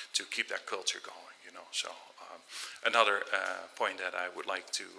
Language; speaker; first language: English; non-native, fluent; Dutch